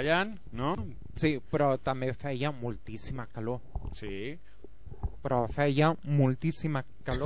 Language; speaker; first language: Catalan; non-native, local second language; Spanish